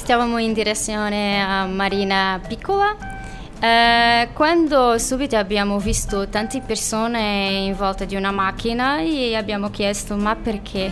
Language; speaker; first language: Italian; non-native, learner; Portuguese